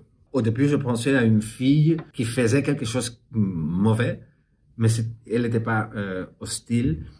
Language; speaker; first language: French; non-native, fluent; Spanish